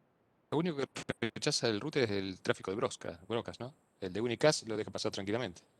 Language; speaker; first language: Spanish; native; Spanish